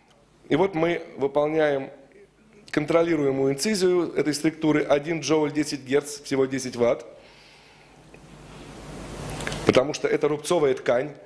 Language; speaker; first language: Russian; native; Russian